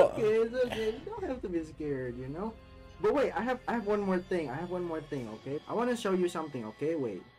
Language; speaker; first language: English; non-native, fluent; Indonesian